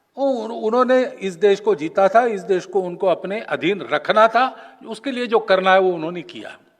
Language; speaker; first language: Hindi; non-native, local second language; Marathi